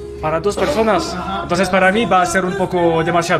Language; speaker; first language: Spanish; non-native, learner; French